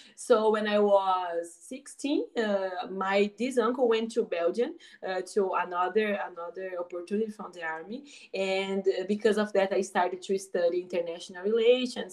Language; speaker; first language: English; non-native, fluent; Portuguese